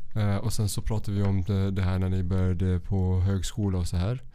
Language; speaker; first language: Swedish; early bilingual, other home language; Arabic